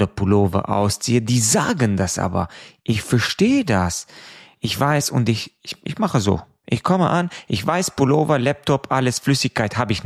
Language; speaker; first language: German; non-native, fluent; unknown